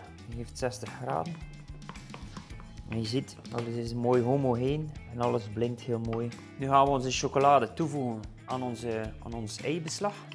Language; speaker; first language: Dutch; native; Dutch